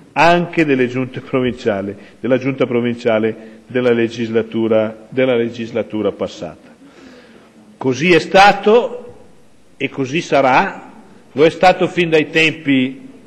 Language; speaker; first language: Italian; native; Italian